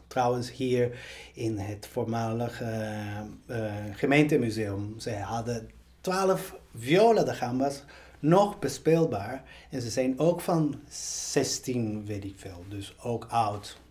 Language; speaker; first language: Dutch; non-native, fluent; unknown